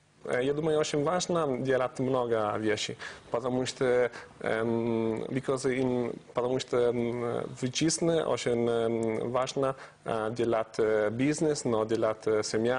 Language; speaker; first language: Russian; non-native, learner; Italian